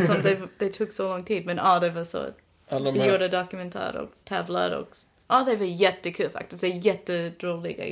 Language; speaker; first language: Swedish; non-native, learner; English